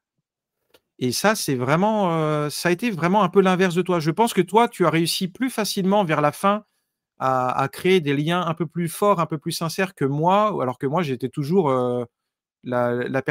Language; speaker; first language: French; native; French